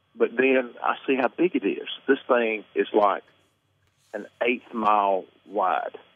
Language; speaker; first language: English; native; English